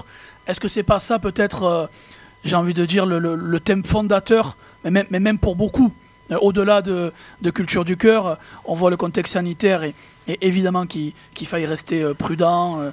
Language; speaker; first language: French; native; French